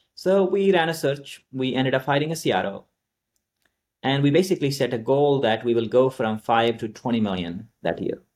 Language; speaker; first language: English; non-native, local second language; Hindi